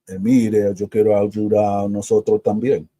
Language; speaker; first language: Spanish; early bilingual, heritage; Spanish